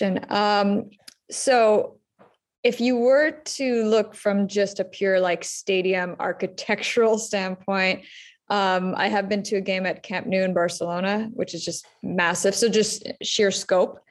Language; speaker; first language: English; native; English